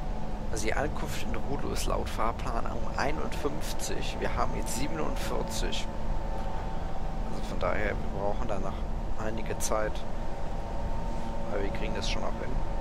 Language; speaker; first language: German; native; German